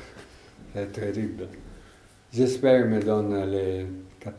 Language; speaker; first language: French; non-native, learner; Italian